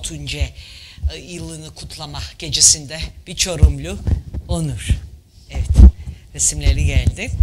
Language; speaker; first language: Turkish; non-native, fluent; Georgian